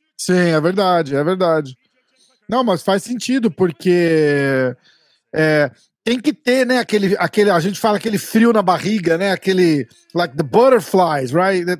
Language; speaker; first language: Portuguese; native; Portuguese